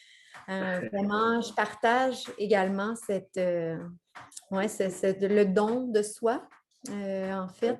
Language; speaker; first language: French; native; French